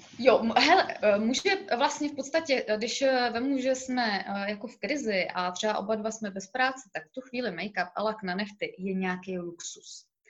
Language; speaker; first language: Czech; native; Czech